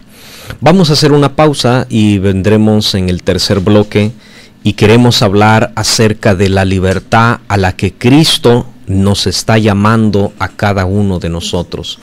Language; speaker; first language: Spanish; native; Spanish